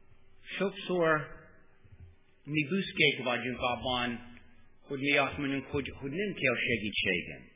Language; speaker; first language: Hungarian; non-native, learner; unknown